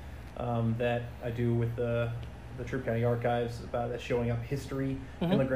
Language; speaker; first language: English; native; English